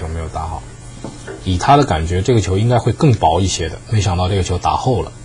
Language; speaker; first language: Chinese; native; Chinese